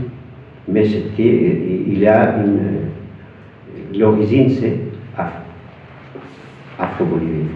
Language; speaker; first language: French; non-native, fluent; Spanish